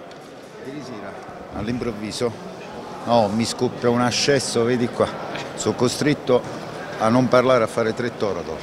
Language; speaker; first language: Italian; native; Italian